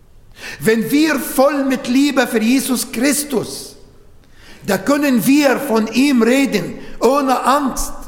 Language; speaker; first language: German; non-native, learner; Arabic